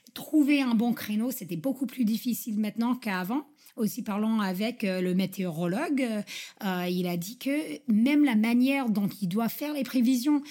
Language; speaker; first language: French; non-native, fluent; English